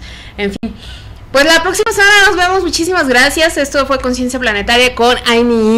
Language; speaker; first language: Spanish; native; Spanish